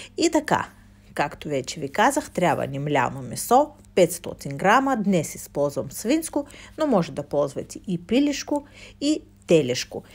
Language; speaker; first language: Bulgarian; non-native, fluent; Russian